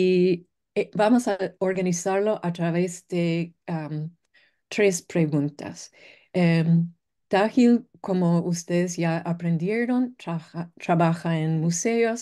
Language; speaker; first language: Spanish; non-native, fluent; English